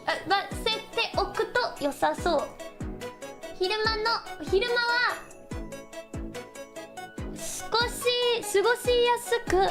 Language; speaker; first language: Japanese; non-native, learner; English